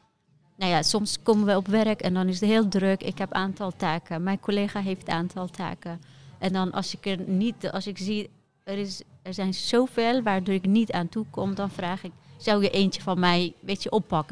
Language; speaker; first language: Dutch; non-native, fluent; Persian